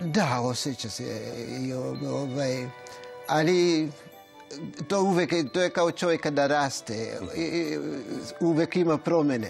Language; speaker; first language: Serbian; non-native, fluent; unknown